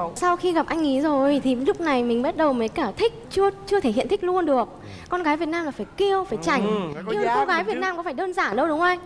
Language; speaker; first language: Vietnamese; native; Vietnamese